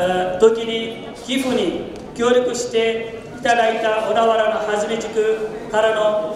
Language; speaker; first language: Japanese; non-native, fluent; Newari